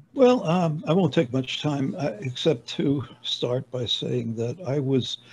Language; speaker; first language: English; native; English